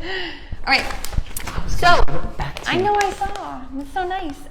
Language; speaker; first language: English; native; English